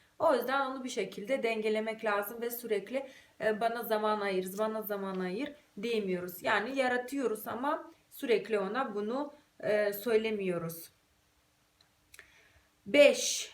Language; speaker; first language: Turkish; non-native, fluent; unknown